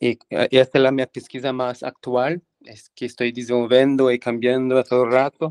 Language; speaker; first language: Spanish; non-native, fluent; Portuguese